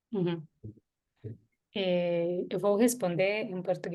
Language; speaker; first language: Portuguese; non-native, fluent; Hebrew